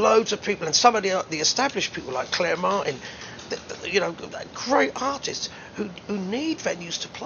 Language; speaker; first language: English; native; English